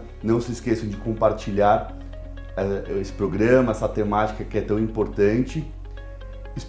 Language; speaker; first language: Portuguese; native; Portuguese